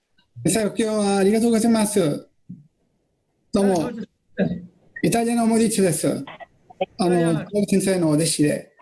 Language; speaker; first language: Japanese; non-native, fluent; Italian